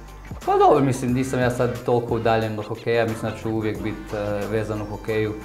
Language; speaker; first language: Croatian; early bilingual, heritage; Croatian